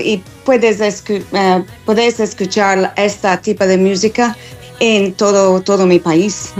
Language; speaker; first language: Spanish; non-native, fluent; English